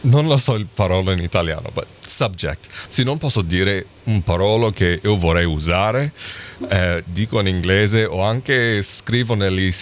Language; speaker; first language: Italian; non-native, learner; English